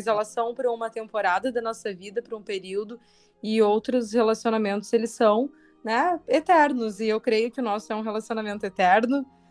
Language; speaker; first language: Portuguese; native; Portuguese